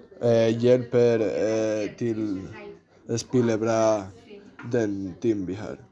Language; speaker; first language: Norwegian; non-native, learner; Spanish